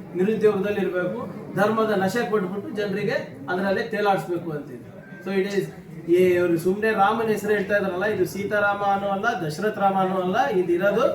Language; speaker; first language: Kannada; native; Kannada